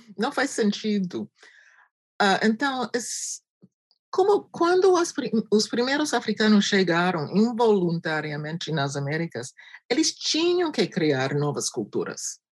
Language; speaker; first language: Portuguese; non-native, fluent; English